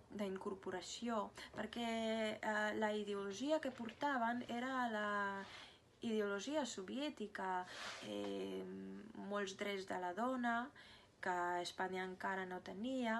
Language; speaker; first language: Catalan; non-native, fluent; Russian